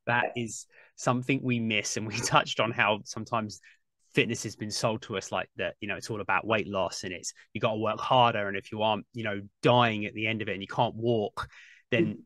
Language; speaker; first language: English; native; English